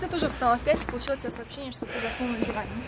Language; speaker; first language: Russian; native; Russian